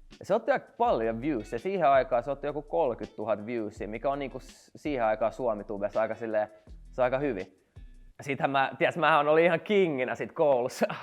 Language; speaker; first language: Finnish; non-native, local second language; Swedish